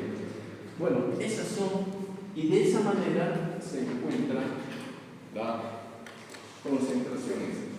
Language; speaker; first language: Spanish; native; Spanish